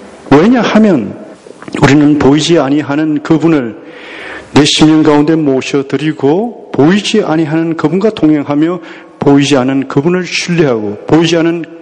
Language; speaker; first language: Korean; native; Korean